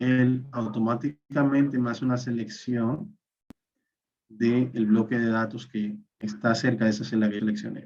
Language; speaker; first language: Spanish; native; Spanish